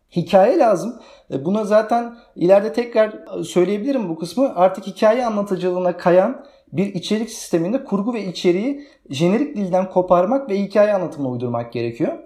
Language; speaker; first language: Turkish; native; Turkish